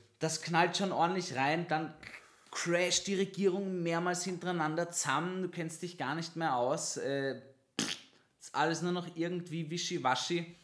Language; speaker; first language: German; native; German